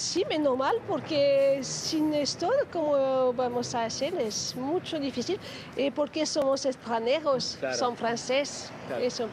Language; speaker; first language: Spanish; non-native, learner; French